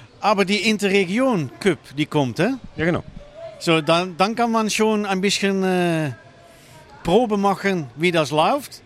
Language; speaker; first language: German; non-native, learner; Dutch